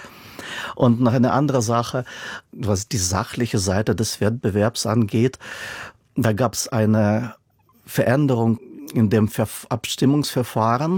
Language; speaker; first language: German; non-native, fluent; Russian